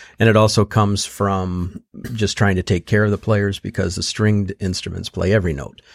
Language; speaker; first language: English; native; English